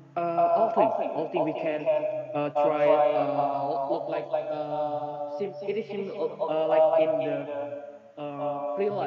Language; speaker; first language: English; non-native, learner; Indonesian